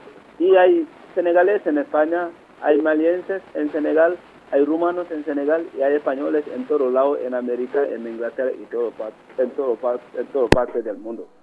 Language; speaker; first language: Spanish; non-native, fluent; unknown